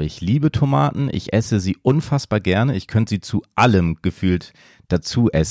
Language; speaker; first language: German; native; German